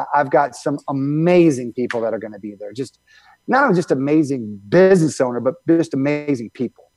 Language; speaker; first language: English; native; English